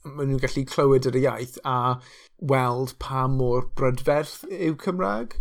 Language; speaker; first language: Welsh; non-native, local second language; English